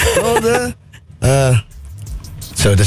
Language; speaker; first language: Dutch; early bilingual, other home language; Turkish